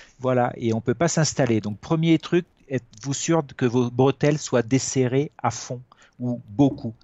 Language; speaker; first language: French; native; French